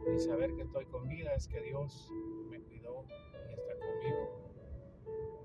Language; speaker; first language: Spanish; native; Spanish